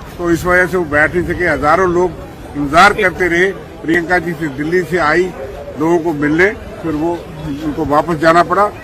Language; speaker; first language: Hindi; native; Hindi